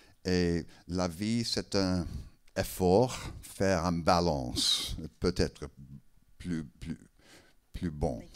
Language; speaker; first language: French; non-native, learner; English